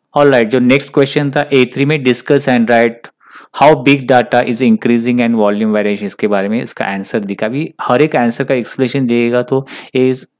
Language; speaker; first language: Hindi; non-native, local second language; Marathi